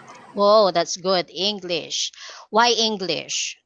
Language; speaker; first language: English; non-native, fluent; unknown